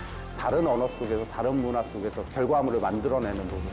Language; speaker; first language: Korean; native; Korean